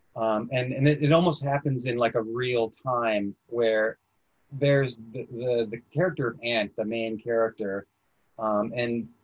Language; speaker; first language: English; native; English